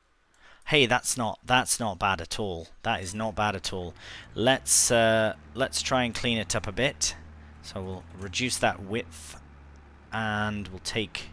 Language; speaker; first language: English; native; English